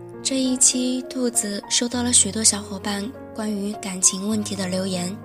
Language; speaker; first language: Chinese; native; Chinese